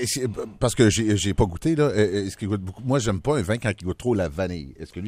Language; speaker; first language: French; native; French